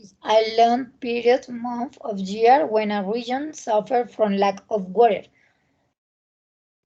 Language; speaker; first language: English; non-native, learner; Spanish